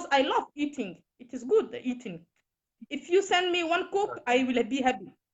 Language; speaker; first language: English; non-native, learner; Somali